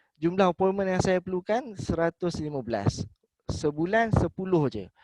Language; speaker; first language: Malay; native; Malay